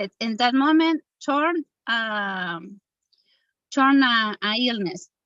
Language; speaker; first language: English; non-native, learner; Spanish